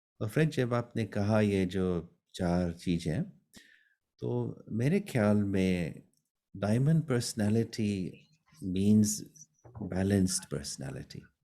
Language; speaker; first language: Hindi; early bilingual, heritage; Hindi